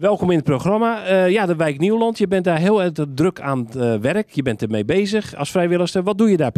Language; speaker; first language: Dutch; native; Dutch